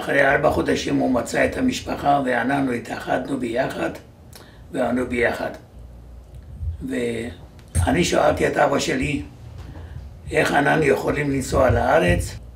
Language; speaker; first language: Hebrew; non-native, fluent; Georgian